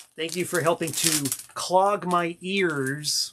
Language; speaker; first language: English; native; English